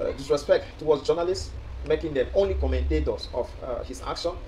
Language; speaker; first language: English; non-native, local second language; French